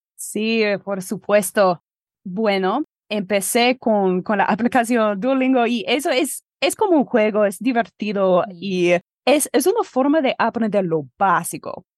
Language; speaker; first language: Spanish; non-native, fluent; English